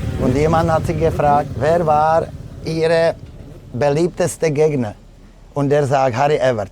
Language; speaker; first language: German; non-native, fluent; Czech